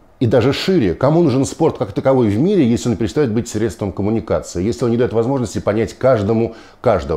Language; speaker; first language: Russian; native; Russian